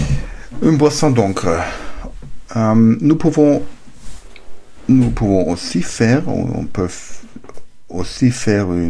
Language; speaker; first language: French; non-native, learner; German